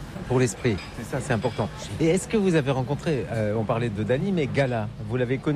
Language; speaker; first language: French; native; French